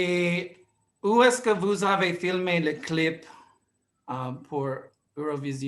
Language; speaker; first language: French; non-native, fluent; English